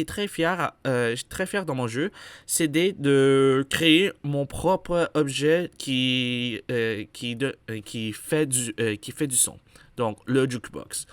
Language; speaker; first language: French; native; French